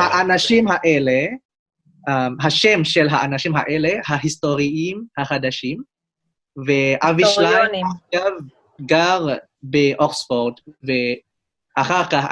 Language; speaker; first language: Hebrew; non-native, learner; Indonesian